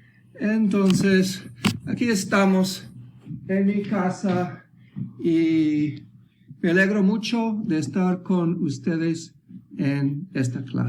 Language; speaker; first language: Spanish; early bilingual, heritage; English